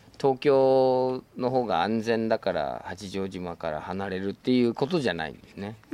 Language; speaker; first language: Japanese; non-native, fluent; English